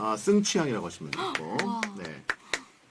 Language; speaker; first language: Korean; native; Korean